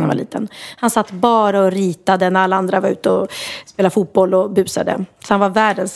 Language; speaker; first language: Swedish; native; Swedish